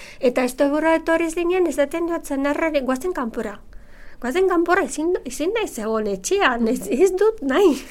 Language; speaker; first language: Basque; non-native, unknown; Bulgarian